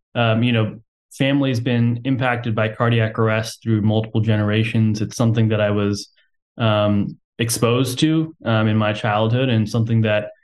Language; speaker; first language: English; native; English